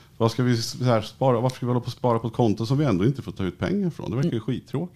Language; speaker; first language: Swedish; native; Swedish